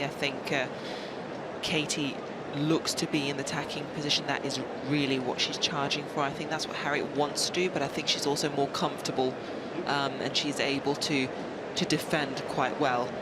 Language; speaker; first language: English; native; English